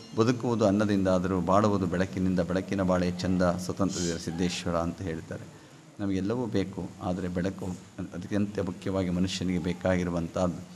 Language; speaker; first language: Kannada; native; Kannada